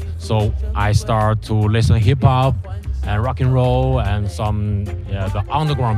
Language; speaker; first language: English; non-native, learner; Chinese